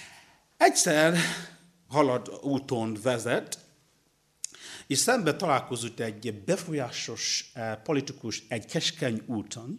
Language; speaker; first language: Hungarian; non-native, learner; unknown